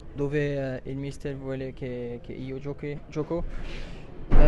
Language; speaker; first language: Italian; non-native, fluent; French